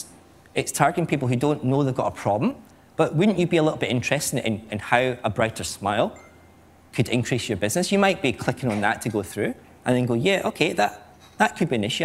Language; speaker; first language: English; native; English